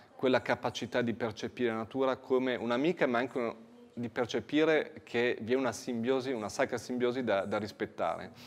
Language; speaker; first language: Italian; native; Italian